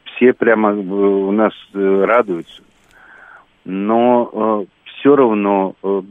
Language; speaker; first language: Russian; native; Russian